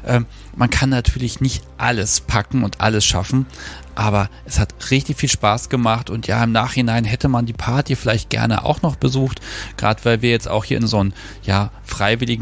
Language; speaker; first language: German; native; German